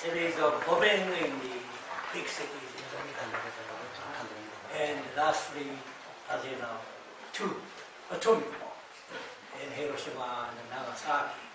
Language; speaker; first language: English; non-native, fluent; Japanese